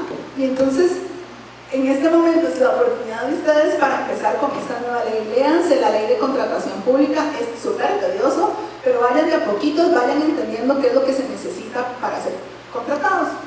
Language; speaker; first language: Spanish; native; Spanish